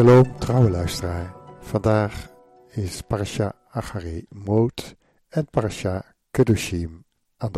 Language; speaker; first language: Dutch; native; Dutch